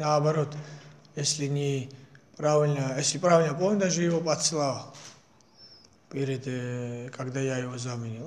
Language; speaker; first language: Russian; non-native, fluent; Georgian